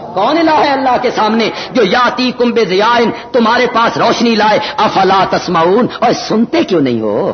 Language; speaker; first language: Urdu; non-native, local second language; Punjabi